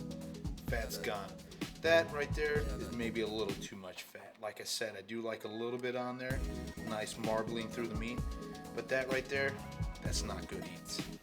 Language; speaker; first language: English; native; English